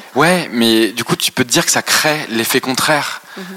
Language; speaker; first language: French; native; French